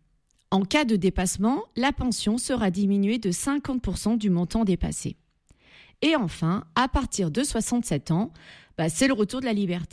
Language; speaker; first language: French; native; French